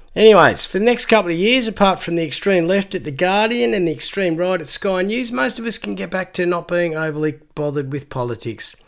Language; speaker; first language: English; native; English